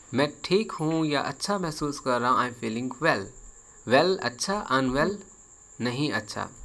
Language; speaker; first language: Urdu; native; Urdu